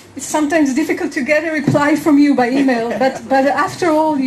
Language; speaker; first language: English; non-native, fluent; Hebrew